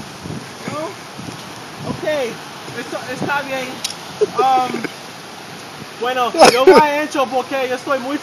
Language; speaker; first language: Spanish; non-native, learner; English